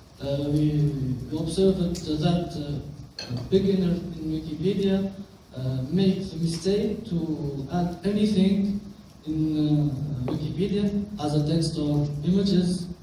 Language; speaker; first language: English; non-native, local second language; Arabic